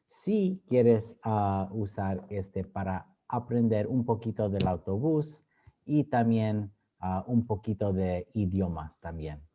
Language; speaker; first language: Spanish; early bilingual, other home language; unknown